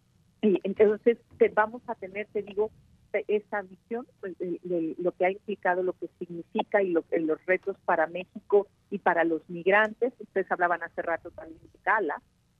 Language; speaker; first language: Spanish; native; Spanish